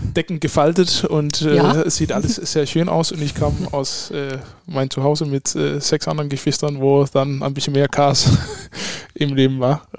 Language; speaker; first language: German; non-native, fluent; Danish